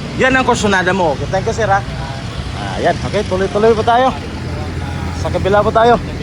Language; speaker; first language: Filipino; native; Filipino